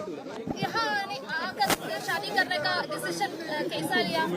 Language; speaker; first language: Hindi; non-native, local second language; Malayalam